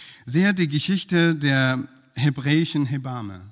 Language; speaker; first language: German; non-native, fluent; Persian